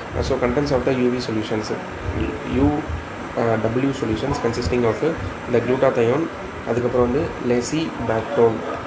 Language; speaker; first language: English; non-native, local second language; Tamil